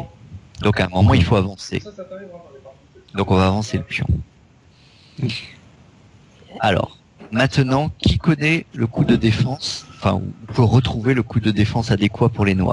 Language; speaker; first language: French; native; French